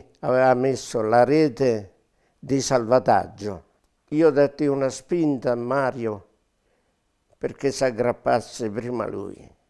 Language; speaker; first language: Italian; native; Italian